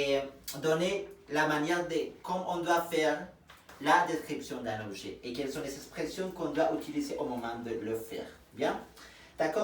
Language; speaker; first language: French; non-native, fluent; Spanish